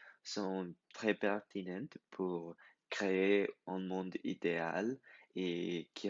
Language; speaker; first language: French; non-native, learner; Spanish